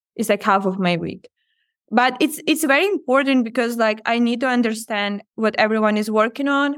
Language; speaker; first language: English; non-native, fluent; Ukrainian